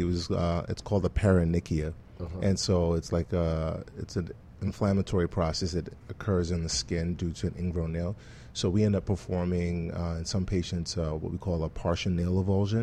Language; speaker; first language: English; non-native, local second language; Yoruba